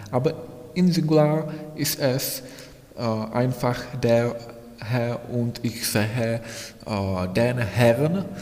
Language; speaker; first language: German; non-native, fluent; Czech